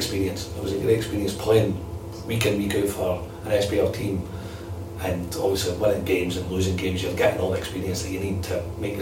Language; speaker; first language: English; native; English